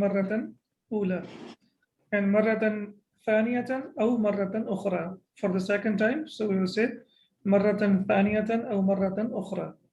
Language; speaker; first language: Arabic; non-native, fluent; English